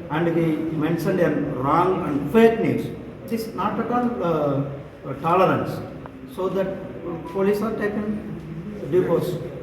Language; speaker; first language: English; non-native, local second language; Tamil